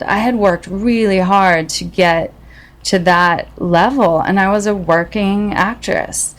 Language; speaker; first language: English; native; English